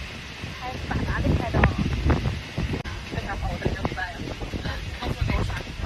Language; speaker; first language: Chinese; native; Chinese